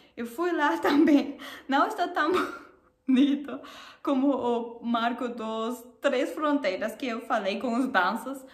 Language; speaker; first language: Portuguese; non-native, learner; German